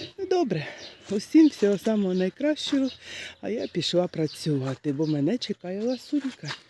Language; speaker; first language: Ukrainian; native; Ukrainian